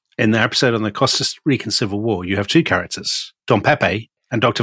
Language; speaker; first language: English; native; English